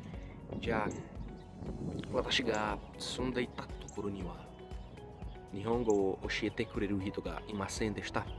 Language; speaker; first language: Japanese; non-native, learner; Portuguese